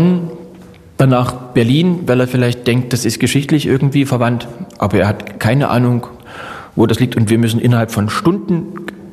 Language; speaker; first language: German; native; German